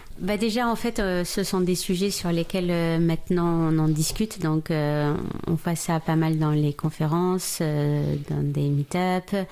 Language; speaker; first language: French; non-native, local second language; Arabic